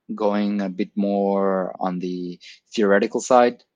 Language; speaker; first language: English; non-native, fluent; Spanish